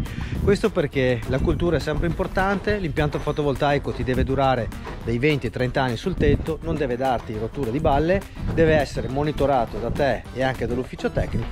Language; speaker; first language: Italian; native; Italian